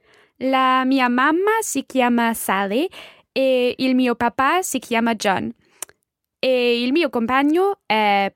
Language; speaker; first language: Italian; non-native, learner; English